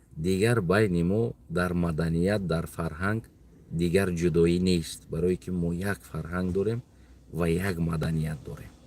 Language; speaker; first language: Tajik; non-native, local second language; Uzbek